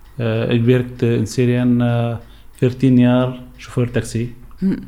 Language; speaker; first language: Dutch; non-native, fluent; Arabic